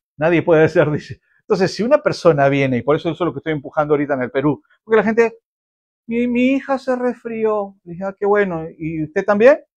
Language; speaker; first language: Spanish; native; Spanish